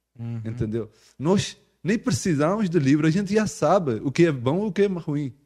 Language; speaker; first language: Portuguese; non-native, fluent; Urdu